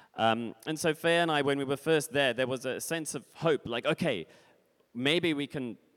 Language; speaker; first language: English; native; English